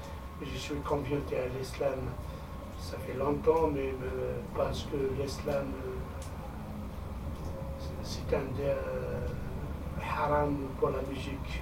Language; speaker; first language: French; non-native, fluent; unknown